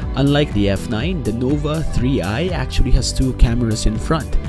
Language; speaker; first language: English; non-native, local second language; Filipino